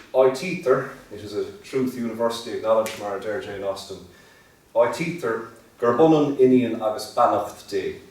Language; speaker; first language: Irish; native; Irish